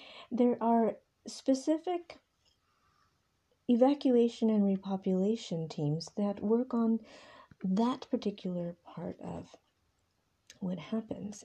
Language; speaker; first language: English; early bilingual, other home language; Spanish